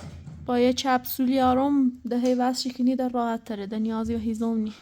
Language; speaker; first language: Persian; native; Persian